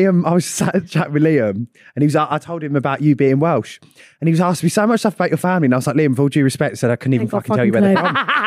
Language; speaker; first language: English; native; English